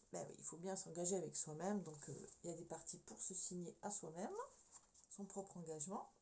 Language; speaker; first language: French; native; French